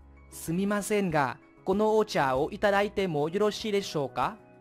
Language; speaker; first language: Japanese; non-native, fluent; Vietnamese